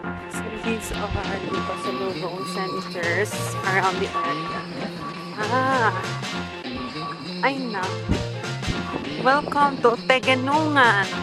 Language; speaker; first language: English; non-native, local second language; Filipino